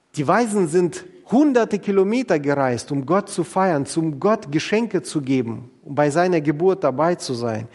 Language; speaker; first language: German; non-native, fluent; Russian